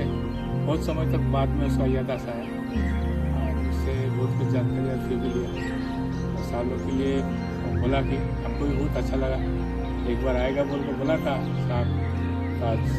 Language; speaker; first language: Hindi; non-native, local second language; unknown